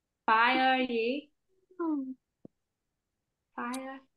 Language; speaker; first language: English; non-native, fluent; Vietnamese